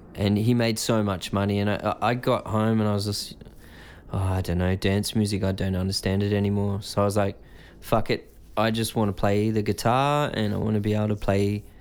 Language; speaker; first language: English; native; English